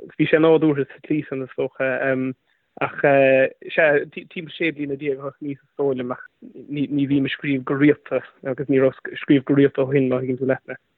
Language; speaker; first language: Irish; non-native, local second language; English